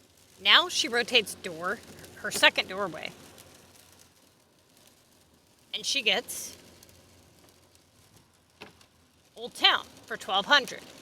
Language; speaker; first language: English; native; English